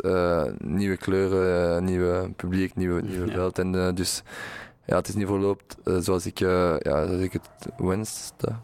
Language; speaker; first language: Dutch; non-native, local second language; French